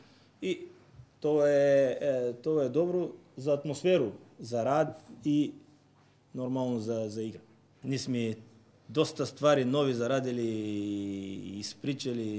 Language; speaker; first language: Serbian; non-native, learner; Bulgarian